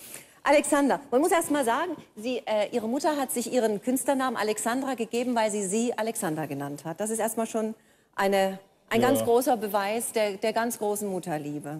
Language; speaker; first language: German; native; German